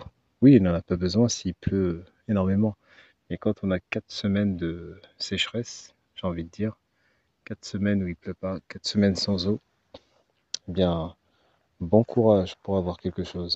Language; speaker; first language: French; native; French